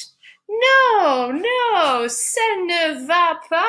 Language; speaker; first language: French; non-native, fluent; English